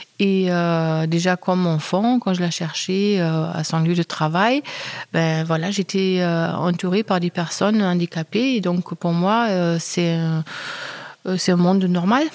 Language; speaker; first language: French; non-native, fluent; German